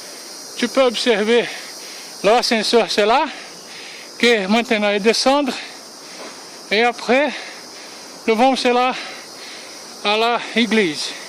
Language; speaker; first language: French; non-native, learner; Portuguese